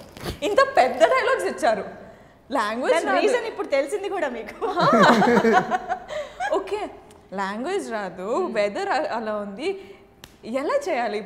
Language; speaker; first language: Telugu; non-native, learner; Kannada